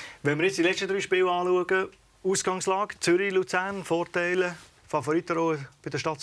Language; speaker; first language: German; native; German